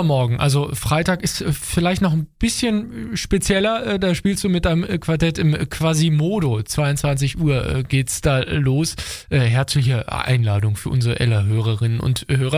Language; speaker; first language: German; native; German